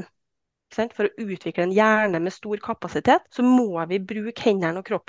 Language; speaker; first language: Norwegian; native; Norwegian